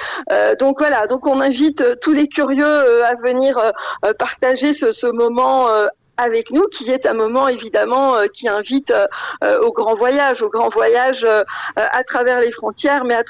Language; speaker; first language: French; non-native, local second language; Arabic